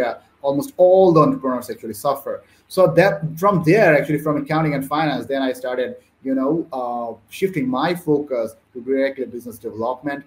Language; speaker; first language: English; non-native, local second language; Bangla